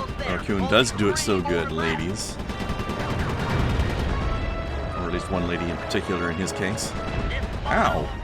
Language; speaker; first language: English; native; English